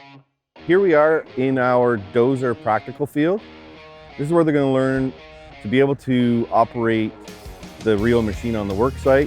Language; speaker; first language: English; native; English